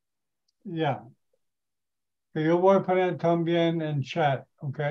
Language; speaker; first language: Spanish; non-native, learner; English